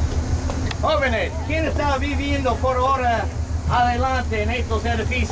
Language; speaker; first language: Spanish; non-native, learner; English